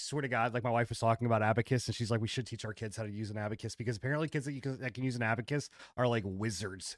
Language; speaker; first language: English; native; English